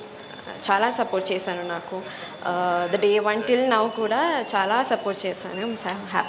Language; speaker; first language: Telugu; non-native, learner; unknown